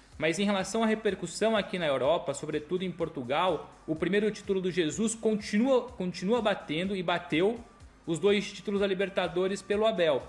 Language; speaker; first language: Portuguese; native; Portuguese